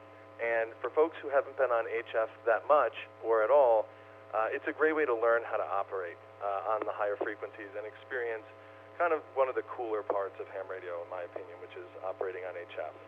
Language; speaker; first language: English; native; English